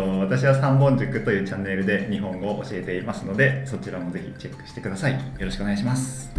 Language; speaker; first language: Japanese; native; Japanese